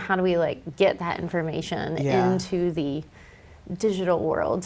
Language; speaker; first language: English; native; English